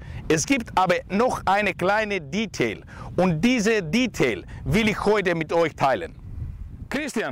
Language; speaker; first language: German; non-native, fluent; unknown